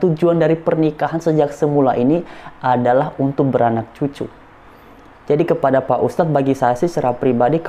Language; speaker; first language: Indonesian; native; Indonesian